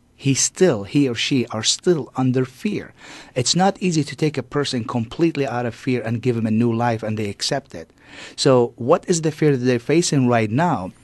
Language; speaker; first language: English; non-native, fluent; Arabic